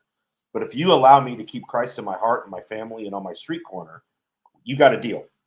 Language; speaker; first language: English; native; English